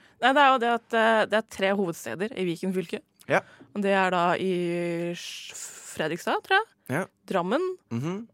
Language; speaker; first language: Norwegian; native; Norwegian